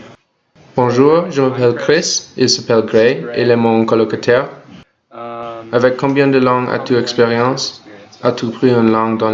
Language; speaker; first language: French; non-native, learner; English